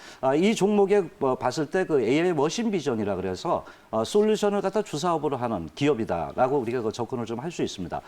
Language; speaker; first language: Korean; native; Korean